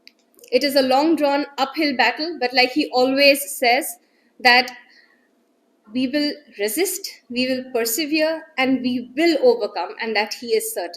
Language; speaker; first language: English; non-native, local second language; Gujarati